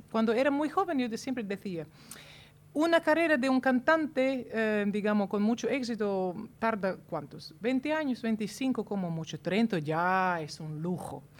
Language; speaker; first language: Spanish; non-native, fluent; Latvian